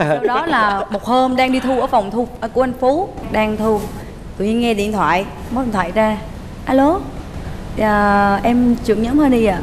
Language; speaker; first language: Vietnamese; native; Vietnamese